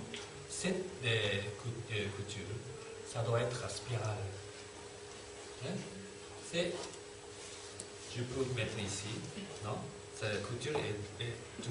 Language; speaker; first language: French; non-native, fluent; Turkish